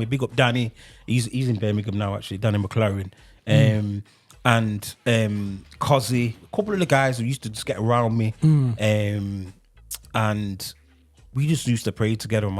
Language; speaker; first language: English; native; English